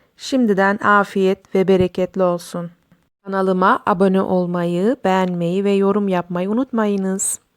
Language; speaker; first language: Turkish; native; Turkish